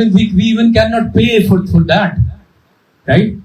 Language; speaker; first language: English; non-native, local second language; Urdu